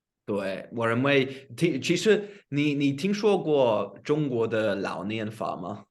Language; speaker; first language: Chinese; non-native, fluent; English